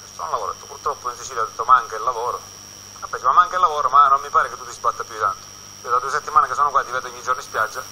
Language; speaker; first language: Italian; native; Italian